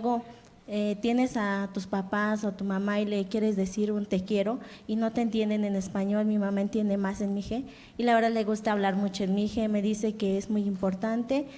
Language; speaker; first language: Spanish; non-native, local second language; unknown